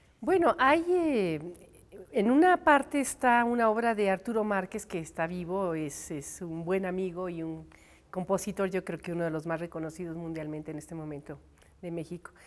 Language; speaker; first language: Spanish; native; Spanish